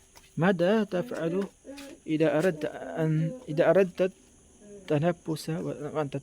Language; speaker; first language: Arabic; non-native, fluent; Filipino